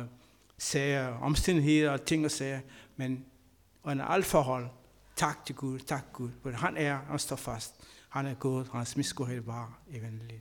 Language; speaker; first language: Danish; non-native, learner; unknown